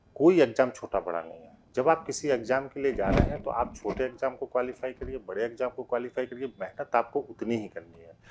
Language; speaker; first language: Hindi; native; Hindi